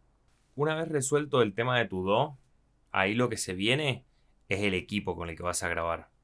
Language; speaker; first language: Spanish; native; Spanish